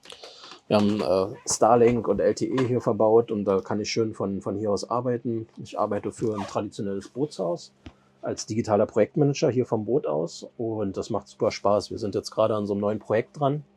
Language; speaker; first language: German; native; German